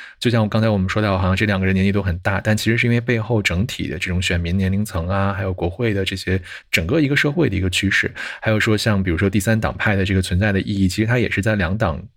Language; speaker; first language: Chinese; native; Chinese